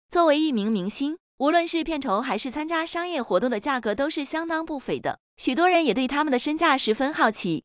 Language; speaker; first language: Chinese; native; Chinese